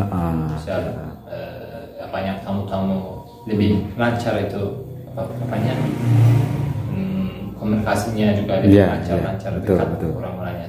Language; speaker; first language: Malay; non-native, learner; Turkish